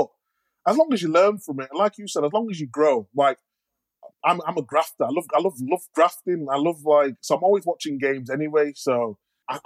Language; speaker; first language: English; native; English